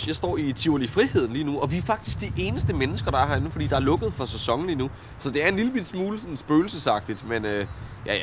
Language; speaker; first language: Danish; native; Danish